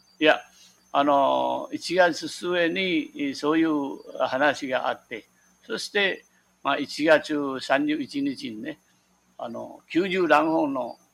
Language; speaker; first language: Japanese; non-native, local second language; Min Nan Chinese